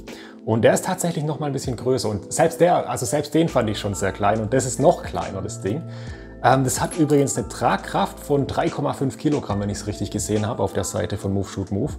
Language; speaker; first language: German; native; German